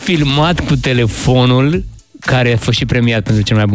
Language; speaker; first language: Romanian; native; Romanian